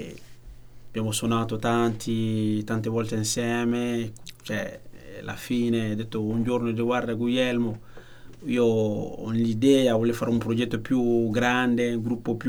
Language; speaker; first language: Italian; non-native, learner; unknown